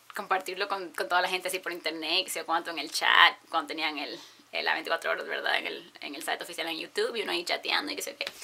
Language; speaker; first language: Spanish; early bilingual, heritage; Spanish